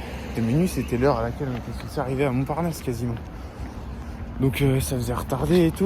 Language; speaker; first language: French; native; French